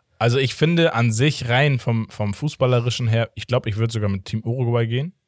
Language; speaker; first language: German; early bilingual, other home language; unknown